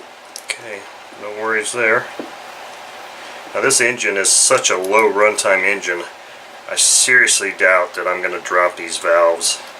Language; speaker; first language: English; native; English